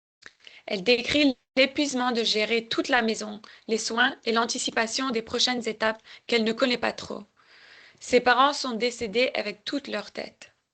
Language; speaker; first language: French; native; French